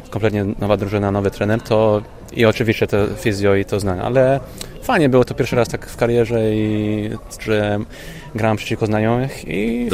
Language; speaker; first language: Polish; early bilingual, heritage; English